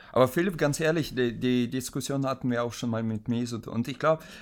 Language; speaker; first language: German; native; German